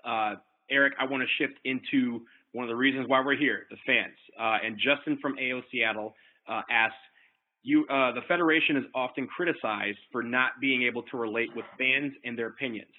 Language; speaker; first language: English; native; English